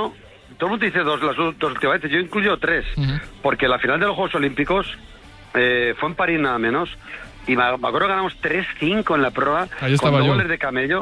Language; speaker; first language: Spanish; native; Spanish